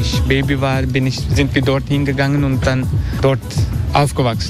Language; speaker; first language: German; non-native, learner; Turkish